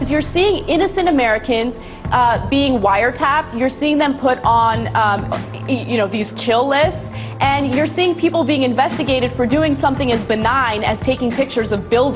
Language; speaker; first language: English; native; English